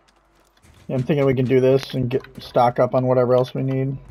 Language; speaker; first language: English; native; English